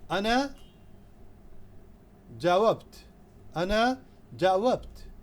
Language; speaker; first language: Arabic; non-native, fluent; Urdu